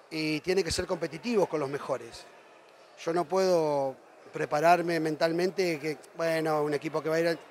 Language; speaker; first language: Spanish; native; Spanish